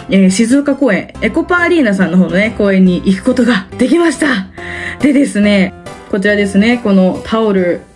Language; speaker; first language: Japanese; native; Japanese